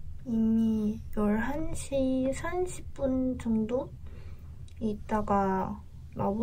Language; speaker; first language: Korean; non-native, learner; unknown